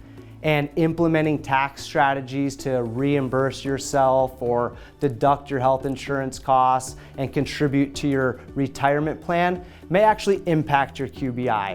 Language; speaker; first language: English; native; English